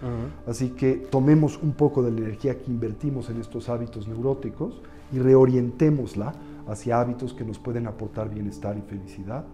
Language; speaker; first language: Spanish; native; Spanish